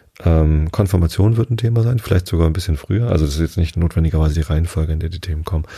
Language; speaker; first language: German; native; German